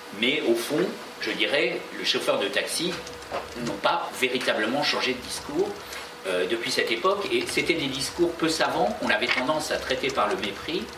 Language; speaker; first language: French; native; French